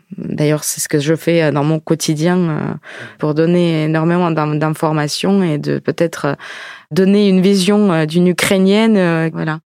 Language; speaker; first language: French; non-native, fluent; Ukrainian